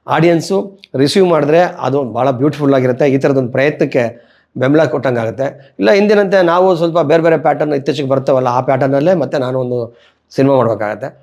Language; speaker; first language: Kannada; native; Kannada